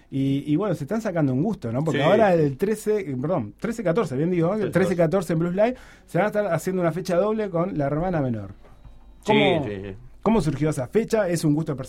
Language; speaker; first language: Spanish; native; Spanish